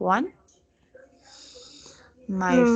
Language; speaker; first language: English; non-native, learner; Spanish